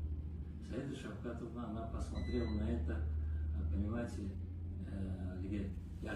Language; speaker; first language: Russian; non-native, local second language; Uzbek